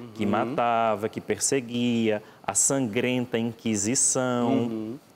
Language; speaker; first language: Portuguese; native; Portuguese